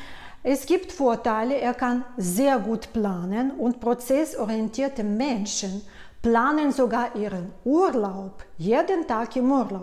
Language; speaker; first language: German; non-native, fluent; Russian